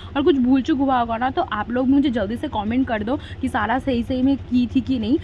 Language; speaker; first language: Hindi; non-native, local second language; Bangla